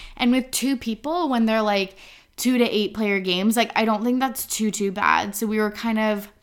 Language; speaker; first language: English; native; English